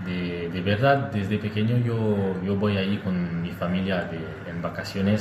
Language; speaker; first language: Spanish; non-native, learner; French